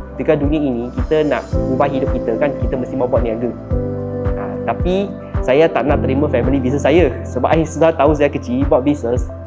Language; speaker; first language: Malay; non-native, local second language; Chinese